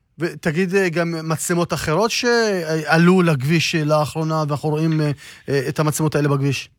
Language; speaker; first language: Hebrew; non-native, local second language; Arabic